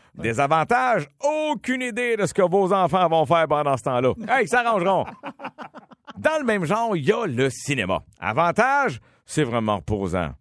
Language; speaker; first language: French; native; French